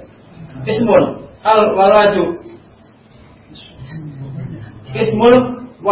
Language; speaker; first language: Arabic; non-native, learner; Indonesian